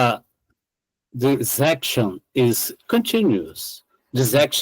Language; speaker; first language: English; non-native, learner; Portuguese